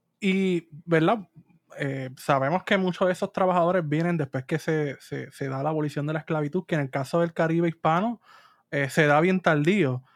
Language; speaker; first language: Spanish; native; Spanish